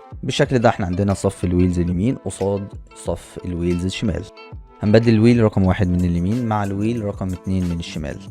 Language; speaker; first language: Arabic; native; Arabic